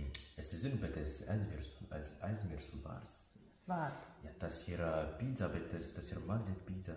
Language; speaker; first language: Latvian; non-native, learner; French